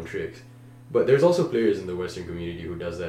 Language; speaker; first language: English; non-native, local second language; Malay